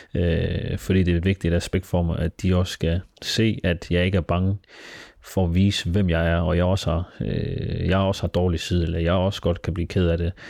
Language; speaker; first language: Danish; early bilingual, other home language; Somali